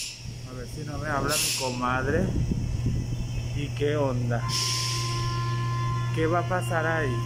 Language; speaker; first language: Spanish; native; Spanish